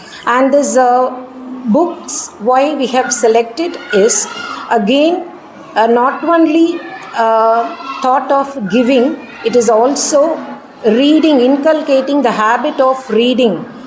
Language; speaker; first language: English; non-native, local second language; Tamil